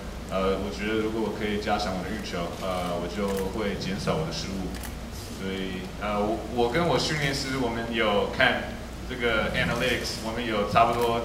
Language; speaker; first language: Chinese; early bilingual, heritage; English